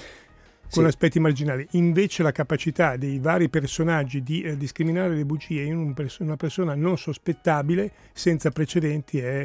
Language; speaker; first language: Italian; native; Italian